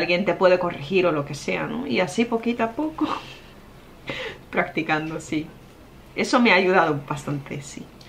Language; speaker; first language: Spanish; non-native, fluent; Japanese